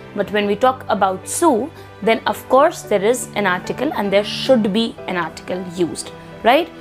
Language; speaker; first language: English; non-native, local second language; Hindi